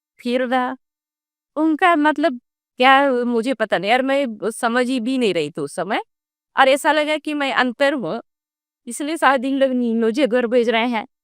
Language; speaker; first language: Hindi; non-native, local second language; Gondi